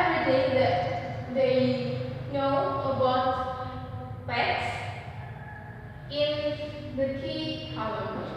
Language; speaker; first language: English; non-native, learner; Indonesian